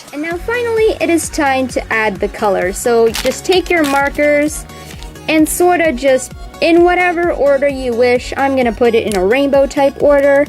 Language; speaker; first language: English; native; English